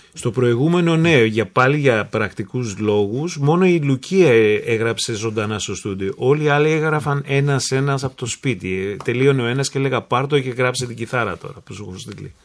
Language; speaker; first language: Greek; early bilingual, heritage; Greek